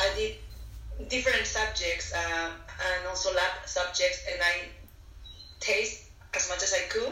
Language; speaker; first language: English; non-native, fluent; Spanish